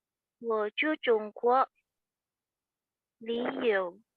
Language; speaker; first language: Chinese; non-native, learner; Indonesian